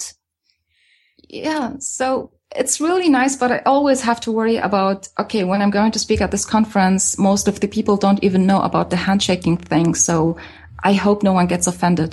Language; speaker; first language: English; non-native, fluent; Arabic